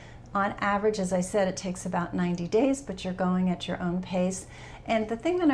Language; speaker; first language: English; native; English